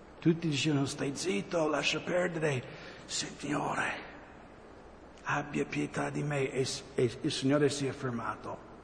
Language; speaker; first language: Italian; non-native, fluent; English